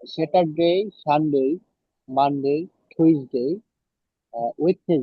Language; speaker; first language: English; non-native, learner; Bangla